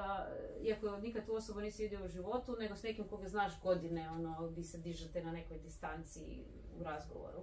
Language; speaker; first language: Croatian; native; Croatian